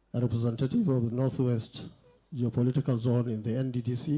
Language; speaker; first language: English; non-native, local second language; Hausa